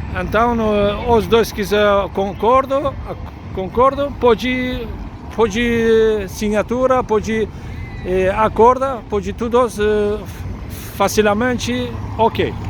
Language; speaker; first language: Portuguese; non-native, learner; Turkish